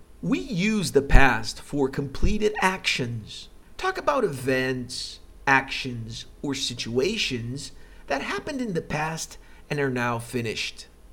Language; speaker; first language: English; non-native, fluent; Portuguese